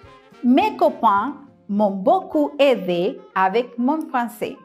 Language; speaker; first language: French; non-native, fluent; Spanish